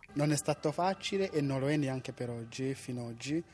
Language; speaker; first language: Italian; non-native, fluent; Kinyarwanda